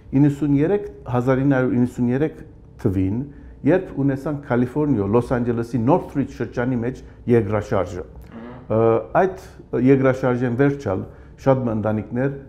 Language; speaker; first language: Armenian; native; Armenian